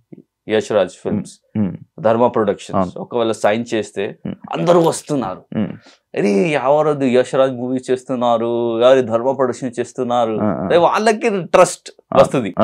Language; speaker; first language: Telugu; non-native, local second language; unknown